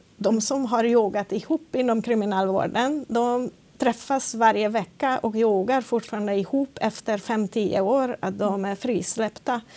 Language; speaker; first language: Swedish; non-native, fluent; Hungarian